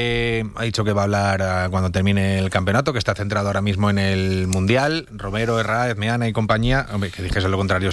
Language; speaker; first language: Spanish; native; Spanish